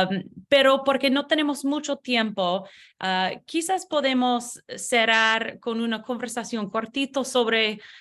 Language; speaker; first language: Spanish; non-native, learner; English